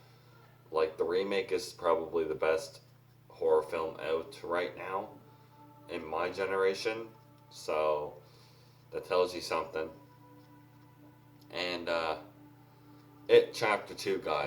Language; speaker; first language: English; native; English